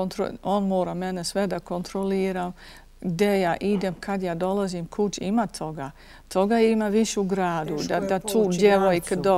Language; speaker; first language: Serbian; non-native, fluent; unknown